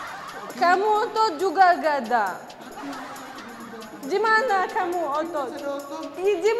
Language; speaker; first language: Indonesian; non-native, learner; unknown